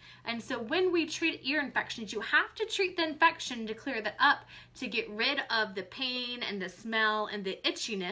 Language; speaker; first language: English; native; English